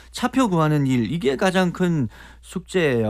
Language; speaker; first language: Korean; native; Korean